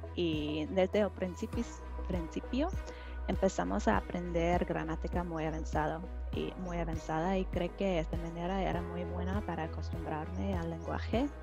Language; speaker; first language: Spanish; non-native, fluent; English